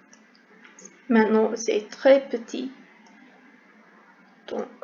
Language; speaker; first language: French; non-native, learner; English